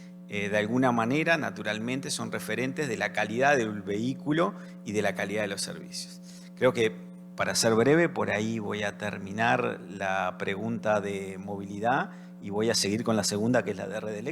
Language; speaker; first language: Spanish; native; Spanish